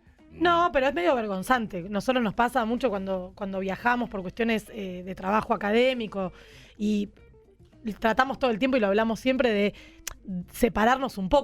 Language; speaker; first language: Spanish; native; Spanish